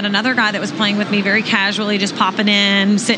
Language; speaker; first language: English; native; English